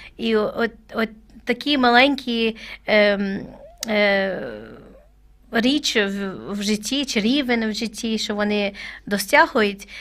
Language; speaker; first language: Ukrainian; non-native, learner; English